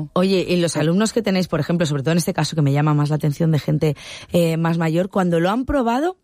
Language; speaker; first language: Spanish; native; Spanish